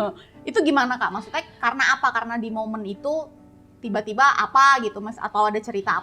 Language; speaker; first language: Indonesian; native; Indonesian